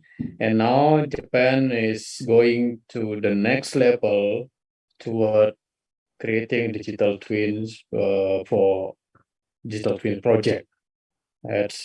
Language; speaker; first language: English; non-native, fluent; Indonesian